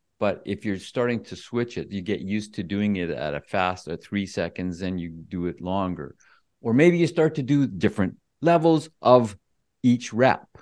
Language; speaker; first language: English; native; English